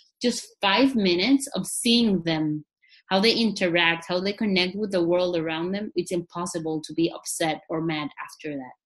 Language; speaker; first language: English; non-native, fluent; Spanish